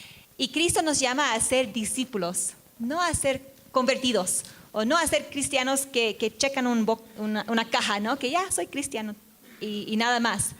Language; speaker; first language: Spanish; non-native, fluent; English